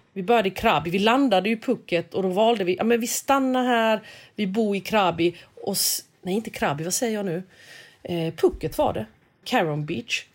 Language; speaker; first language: Swedish; early bilingual, other home language; Korean